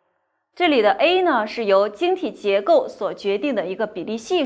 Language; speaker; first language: Chinese; native; Chinese